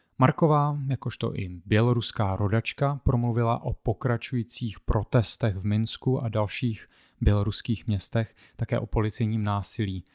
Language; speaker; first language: Czech; native; Czech